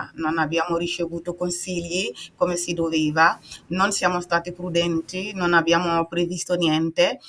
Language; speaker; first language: Italian; non-native, fluent; Mossi